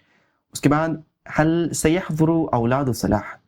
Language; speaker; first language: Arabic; non-native, fluent; Urdu